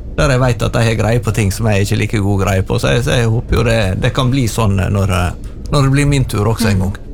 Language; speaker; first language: Norwegian; native; Norwegian